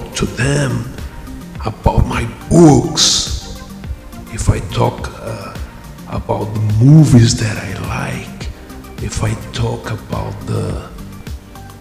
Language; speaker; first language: English; non-native, fluent; Portuguese